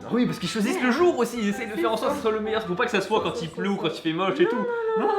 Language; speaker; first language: French; native; French